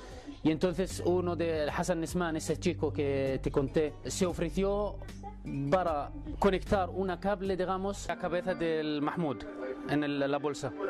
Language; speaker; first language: Spanish; non-native, fluent; Arabic